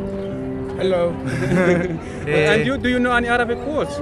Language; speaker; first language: English; non-native, learner; Arabic